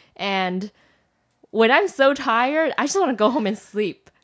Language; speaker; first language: English; non-native, fluent; Chinese